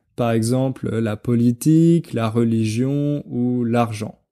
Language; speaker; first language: French; native; French